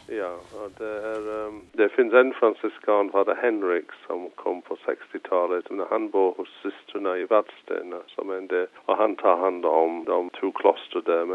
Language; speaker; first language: Swedish; non-native, fluent; English